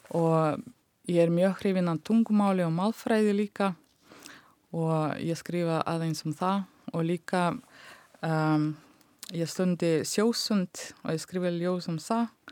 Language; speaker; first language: Icelandic; non-native, fluent; Russian